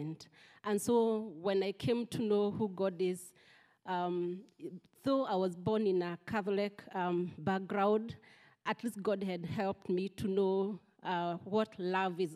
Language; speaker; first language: English; non-native, local second language; Kikuyu